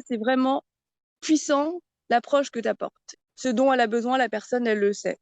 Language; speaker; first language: French; native; French